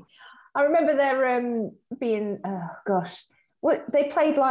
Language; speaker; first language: English; native; English